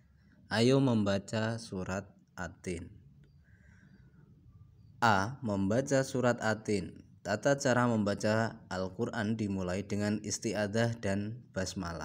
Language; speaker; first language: Indonesian; native; Indonesian